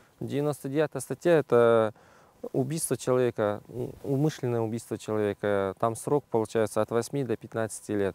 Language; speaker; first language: Russian; non-native, local second language; Kazakh